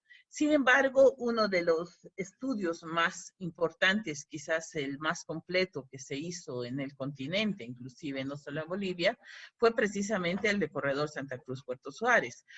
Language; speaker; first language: Spanish; native; Spanish